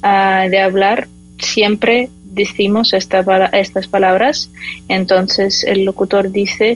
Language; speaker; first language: Spanish; non-native, fluent; Ukrainian